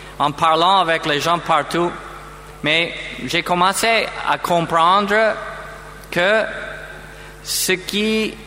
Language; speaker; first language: French; non-native, fluent; English